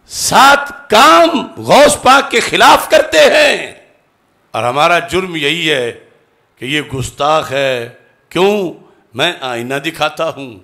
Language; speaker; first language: Urdu; native; Urdu